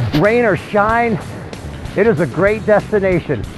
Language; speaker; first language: English; native; English